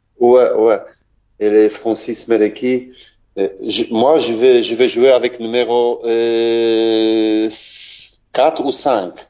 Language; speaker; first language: French; non-native, learner; Polish